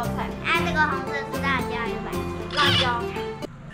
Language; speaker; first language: Chinese; non-native, fluent; Korean